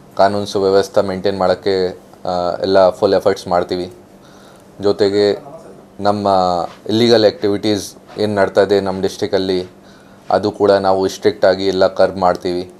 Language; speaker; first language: Kannada; non-native, fluent; Hindi